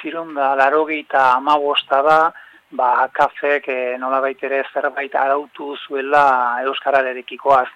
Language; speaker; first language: Basque; native; Basque